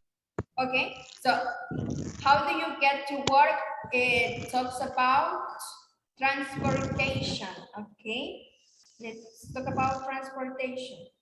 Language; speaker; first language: English; non-native, learner; Spanish